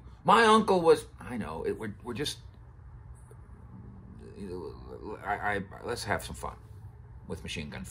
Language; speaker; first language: English; native; English